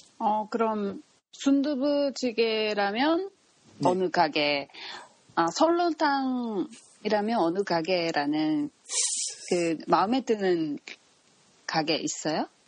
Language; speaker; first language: Korean; non-native, learner; Japanese